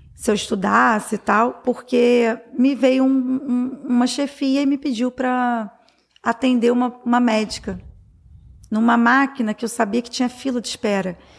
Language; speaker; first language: Portuguese; native; Portuguese